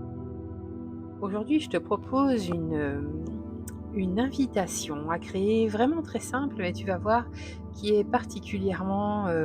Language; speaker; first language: French; native; French